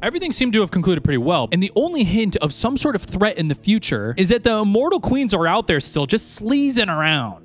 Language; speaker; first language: English; native; English